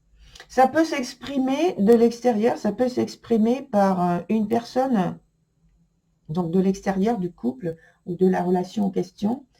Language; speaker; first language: French; native; French